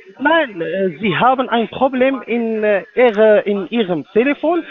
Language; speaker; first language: German; non-native, learner; Arabic